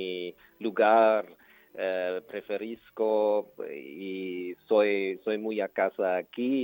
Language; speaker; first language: Spanish; non-native, learner; German